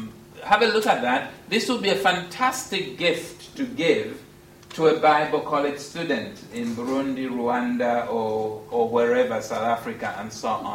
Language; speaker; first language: English; non-native, local second language; Bemba